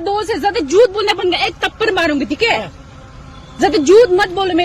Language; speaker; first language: Hindi; non-native, local second language; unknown